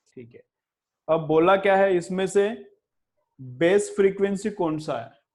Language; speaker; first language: Hindi; non-native, local second language; Marathi